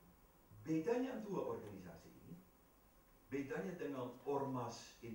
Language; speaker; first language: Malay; non-native, fluent; Dutch